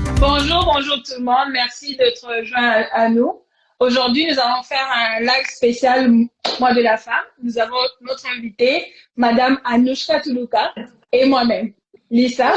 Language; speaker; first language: French; non-native, local second language; Lingala